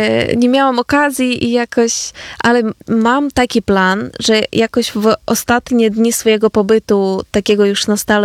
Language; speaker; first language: Polish; non-native, fluent; Ukrainian